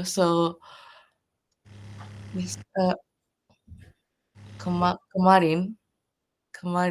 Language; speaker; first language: Indonesian; non-native, learner; Japanese